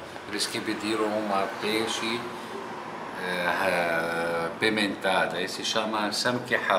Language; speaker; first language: Portuguese; non-native, learner; Arabic